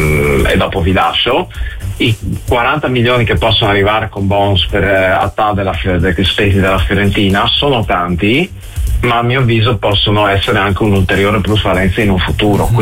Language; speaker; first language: Italian; native; Italian